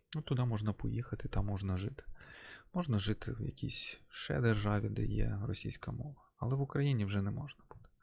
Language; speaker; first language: Ukrainian; non-native, local second language; Russian